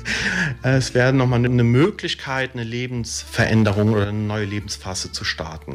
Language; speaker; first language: German; early bilingual, other home language; Italian